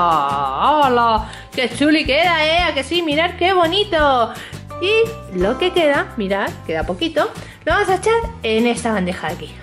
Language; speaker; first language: Spanish; native; Spanish